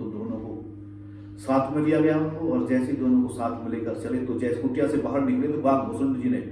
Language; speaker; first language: Hindi; native; Hindi